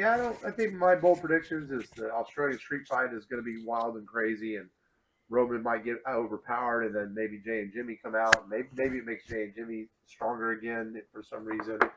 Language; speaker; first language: English; native; English